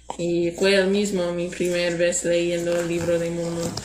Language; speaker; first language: Spanish; non-native, learner; English